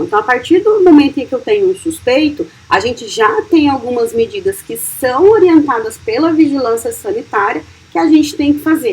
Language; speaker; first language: Portuguese; native; Portuguese